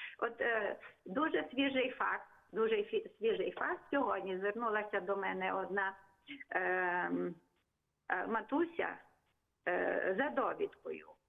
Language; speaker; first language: Ukrainian; non-native, local second language; Hungarian